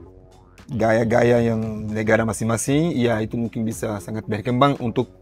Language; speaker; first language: Indonesian; non-native, learner; Portuguese